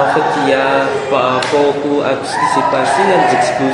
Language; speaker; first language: French; native; French